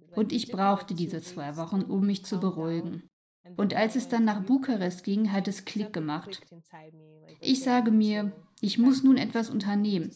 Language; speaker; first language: German; non-native, fluent; Ukrainian